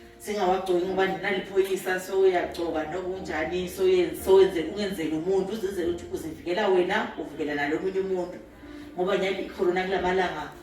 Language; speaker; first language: Zulu; non-native, local second language; Swati